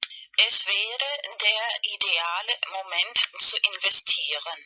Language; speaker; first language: German; non-native, learner; Spanish